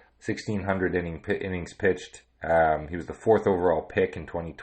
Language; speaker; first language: English; native; English